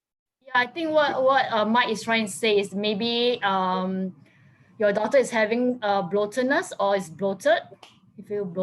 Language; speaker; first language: English; non-native, fluent; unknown